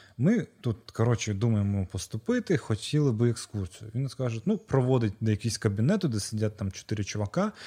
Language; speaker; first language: Ukrainian; non-native, local second language; Russian